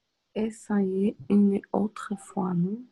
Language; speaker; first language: French; non-native, learner; Portuguese